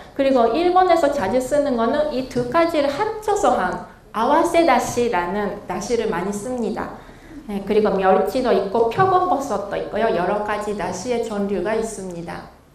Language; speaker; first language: Korean; non-native, fluent; Japanese